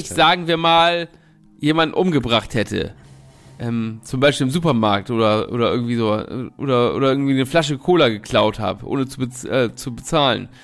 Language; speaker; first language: German; native; German